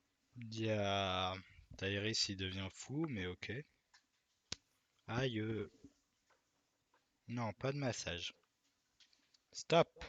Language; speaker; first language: French; native; French